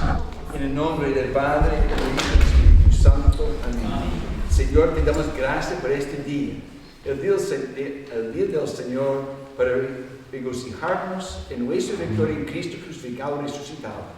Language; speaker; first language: Spanish; non-native, fluent; English